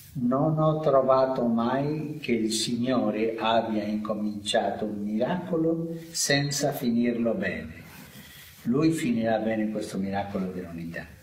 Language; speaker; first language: Italian; early bilingual, heritage; Spanish